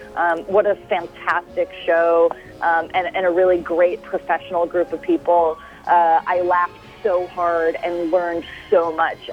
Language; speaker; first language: English; native; English